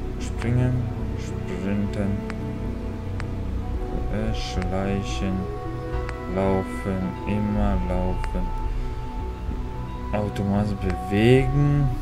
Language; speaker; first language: German; non-native, fluent; Polish